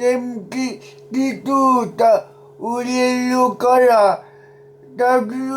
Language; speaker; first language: Japanese; non-native, learner; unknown